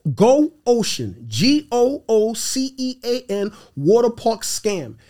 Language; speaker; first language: English; early bilingual, other home language; Haitian Creole